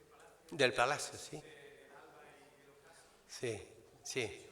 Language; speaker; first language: Spanish; native; Spanish